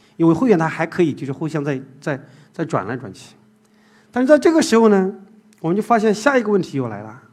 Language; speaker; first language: Chinese; native; Chinese